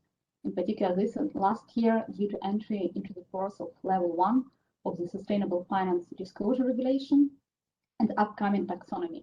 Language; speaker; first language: English; non-native, fluent; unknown